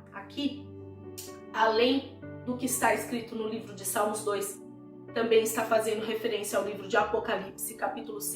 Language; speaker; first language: Portuguese; native; Portuguese